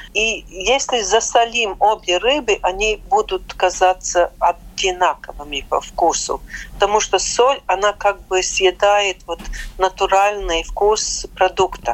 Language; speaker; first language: Russian; non-native, local second language; Latvian